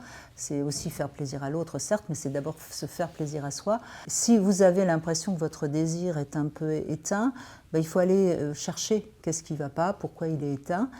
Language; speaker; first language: French; native; French